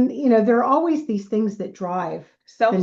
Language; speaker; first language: English; native; English